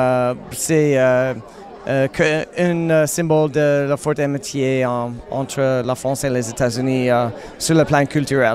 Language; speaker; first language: French; non-native, fluent; English